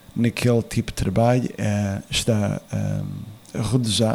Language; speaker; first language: Portuguese; early bilingual, heritage; English